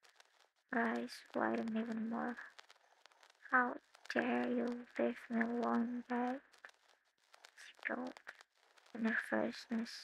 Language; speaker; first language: English; non-native, learner; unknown